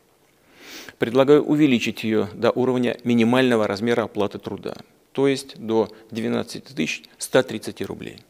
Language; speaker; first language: Russian; native; Russian